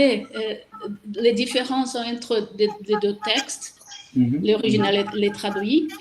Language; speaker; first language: French; non-native, learner; Portuguese